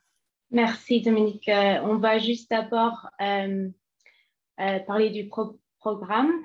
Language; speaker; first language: French; non-native, fluent; English